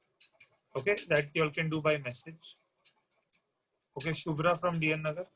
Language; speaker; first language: English; non-native, local second language; Hindi